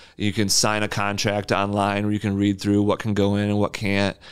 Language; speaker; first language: English; native; English